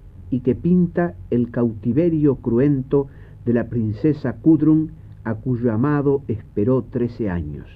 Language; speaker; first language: Spanish; native; Spanish